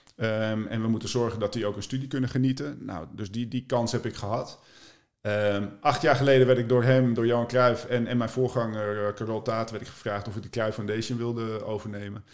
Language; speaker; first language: Dutch; native; Dutch